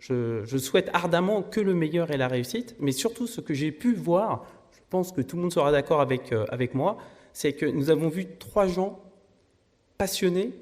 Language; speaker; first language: French; native; French